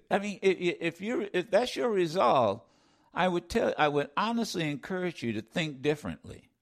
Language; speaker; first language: English; native; English